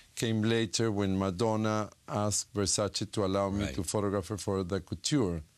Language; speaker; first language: English; non-native, fluent; Spanish